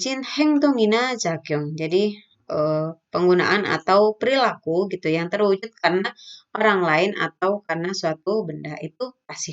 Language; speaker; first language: Indonesian; native; Indonesian